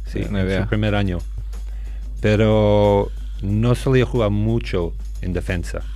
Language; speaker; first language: Spanish; non-native, fluent; English